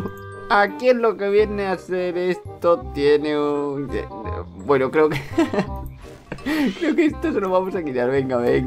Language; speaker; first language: Spanish; native; Spanish